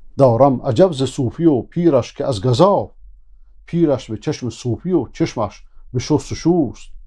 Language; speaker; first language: Persian; native; Persian